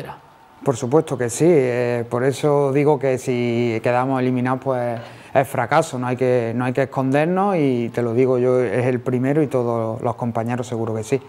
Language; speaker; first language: Spanish; native; Spanish